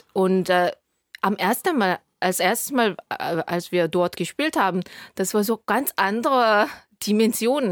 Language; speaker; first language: German; non-native, fluent; Korean